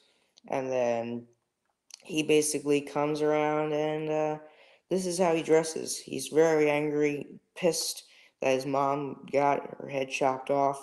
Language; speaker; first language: English; native; English